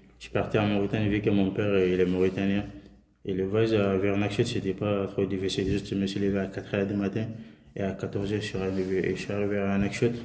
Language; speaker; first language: French; non-native, local second language; Soninke